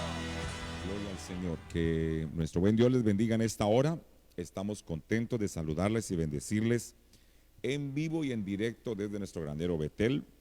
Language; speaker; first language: Spanish; native; Spanish